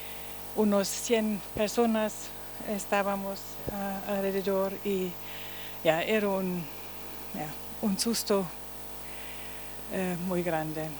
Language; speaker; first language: Spanish; non-native, learner; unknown